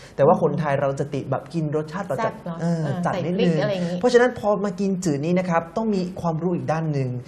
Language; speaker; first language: Thai; non-native, fluent; Chinese